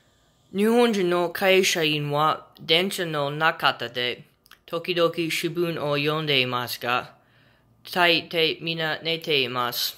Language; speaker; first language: Japanese; non-native, learner; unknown